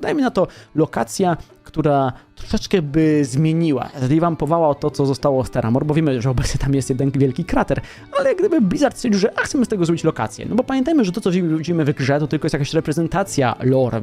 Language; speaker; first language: Polish; native; Polish